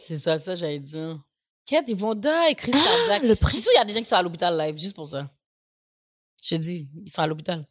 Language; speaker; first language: French; native; French